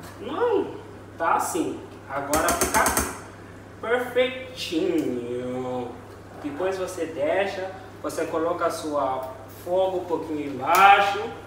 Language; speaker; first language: Portuguese; non-native, learner; Xhosa